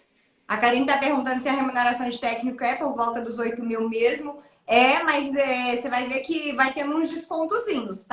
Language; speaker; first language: Portuguese; native; Portuguese